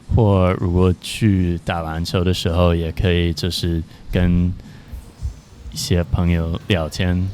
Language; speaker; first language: Chinese; non-native, fluent; English